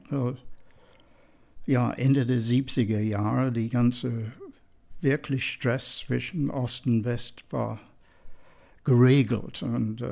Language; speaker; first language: German; non-native, fluent; English